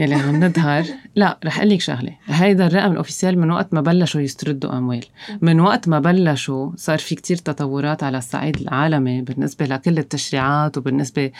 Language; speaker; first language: Arabic; native; Arabic